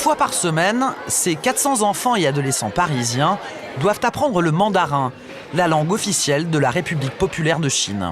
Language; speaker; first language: French; native; French